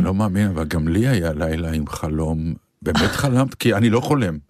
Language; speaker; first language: Hebrew; native; Hebrew